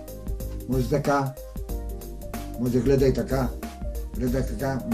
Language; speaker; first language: Bulgarian; non-native, learner; Greek